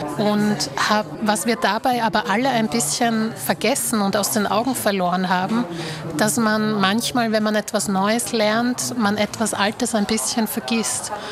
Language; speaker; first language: German; early bilingual, other home language; Slovak